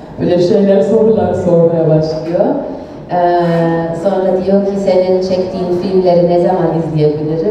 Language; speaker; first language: Turkish; non-native, fluent; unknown